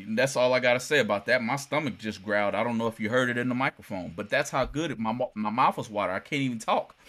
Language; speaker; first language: English; native; English